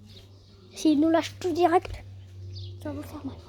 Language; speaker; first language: French; native; French